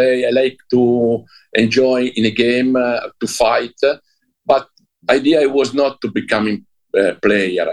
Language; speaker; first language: English; non-native, learner; Italian